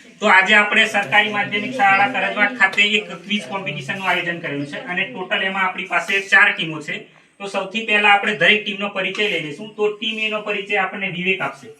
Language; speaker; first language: Gujarati; native; Gujarati